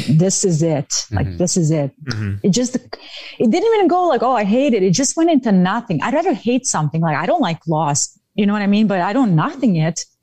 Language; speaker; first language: English; non-native, fluent; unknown